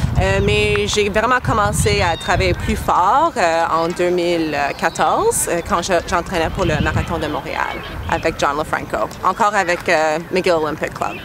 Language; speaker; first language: French; non-native, local second language; English